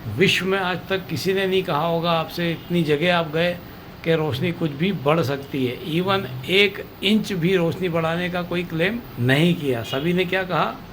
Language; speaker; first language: Hindi; native; Hindi